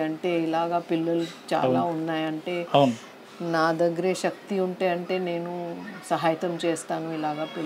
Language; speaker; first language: Telugu; non-native, learner; Hindi